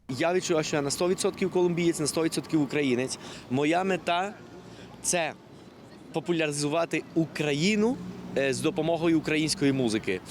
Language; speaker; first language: Ukrainian; non-native, fluent; Spanish